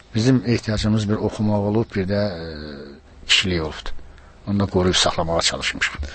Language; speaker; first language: Azerbaijani; native; Azerbaijani